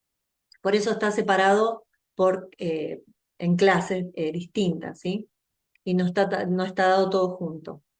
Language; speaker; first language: Spanish; native; Spanish